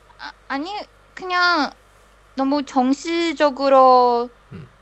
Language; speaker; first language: Korean; non-native, learner; Chinese